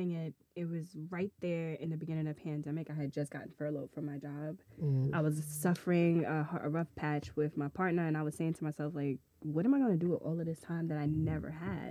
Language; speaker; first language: English; native; English